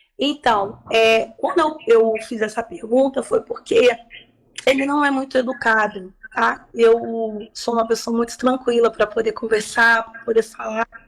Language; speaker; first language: Portuguese; native; Portuguese